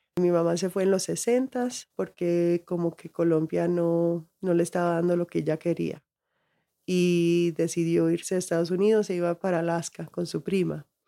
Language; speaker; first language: Spanish; early bilingual, heritage; Spanish